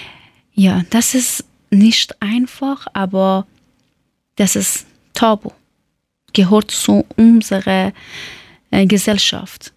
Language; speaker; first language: German; non-native, learner; Persian